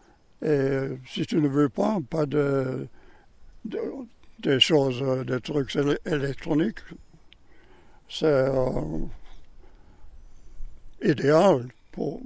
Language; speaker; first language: French; non-native, learner; German